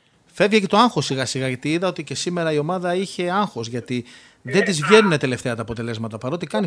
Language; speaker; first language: Greek; native; Greek